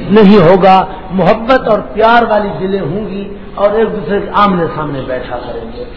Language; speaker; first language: Urdu; non-native, local second language; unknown